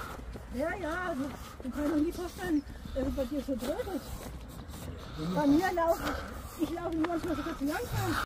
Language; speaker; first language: German; native; German